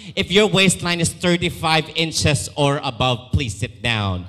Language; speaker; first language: English; non-native, local second language; Filipino